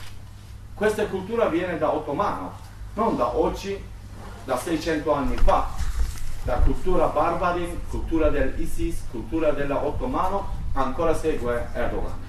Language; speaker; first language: Italian; non-native, learner; Turkish